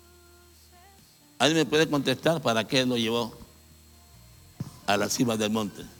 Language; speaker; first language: Spanish; native; Spanish